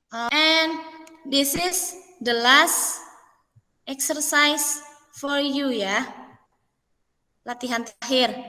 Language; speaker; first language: English; non-native, fluent; Indonesian